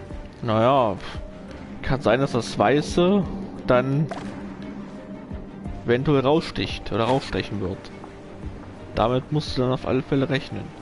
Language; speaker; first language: German; native; German